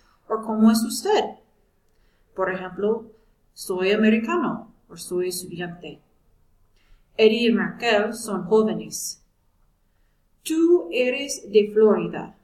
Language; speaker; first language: Spanish; non-native, fluent; English